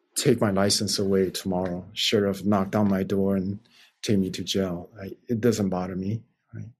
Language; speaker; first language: English; non-native, fluent; Chinese